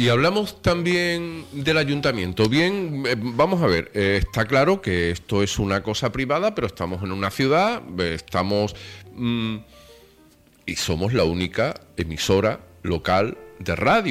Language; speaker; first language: Spanish; native; Spanish